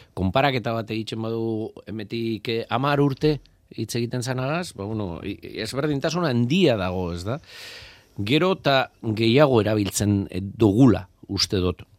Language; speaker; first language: Basque; non-native, local second language; Spanish